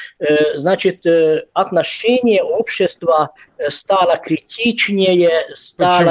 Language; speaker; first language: Russian; non-native, fluent; Hungarian